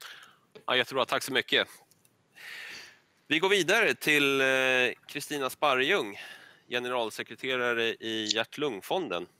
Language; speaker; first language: Swedish; native; Swedish